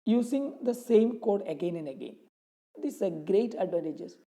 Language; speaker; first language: English; non-native, local second language; Malayalam